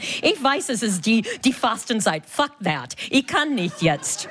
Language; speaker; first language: German; non-native, fluent; English